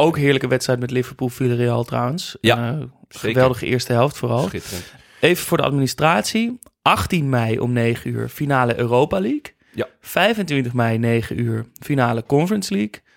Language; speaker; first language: Dutch; native; Dutch